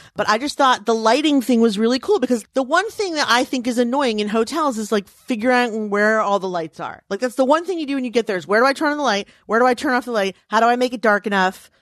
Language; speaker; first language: English; native; English